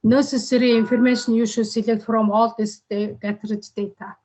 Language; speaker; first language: English; non-native, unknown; Mongolian